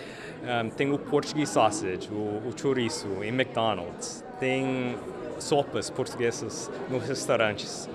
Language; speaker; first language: Portuguese; early bilingual, heritage; English